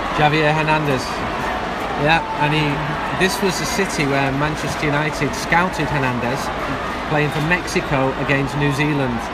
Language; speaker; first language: English; native; English